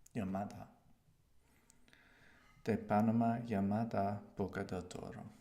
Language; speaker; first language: Spanish; non-native, learner; English